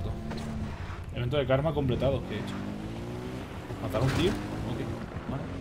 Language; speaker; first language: Spanish; native; Spanish